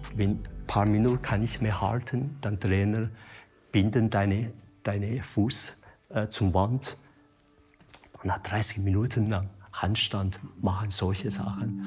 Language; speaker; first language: German; non-native, learner; Chinese